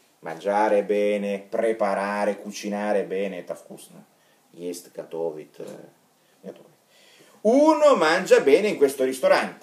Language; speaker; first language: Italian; non-native, fluent; Russian